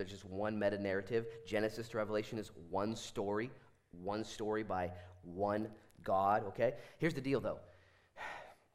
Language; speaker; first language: English; native; English